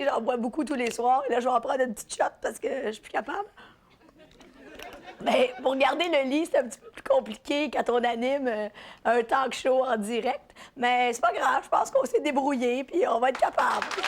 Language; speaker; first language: French; native; French